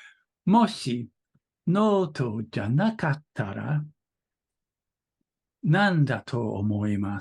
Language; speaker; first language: Japanese; non-native, learner; English